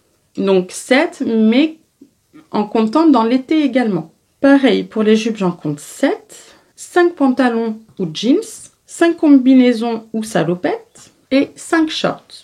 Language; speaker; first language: French; native; French